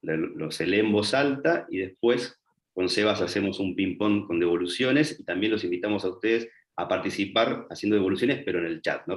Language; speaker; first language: Spanish; native; Spanish